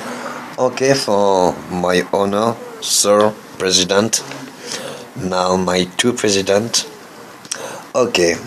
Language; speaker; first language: English; non-native, learner; French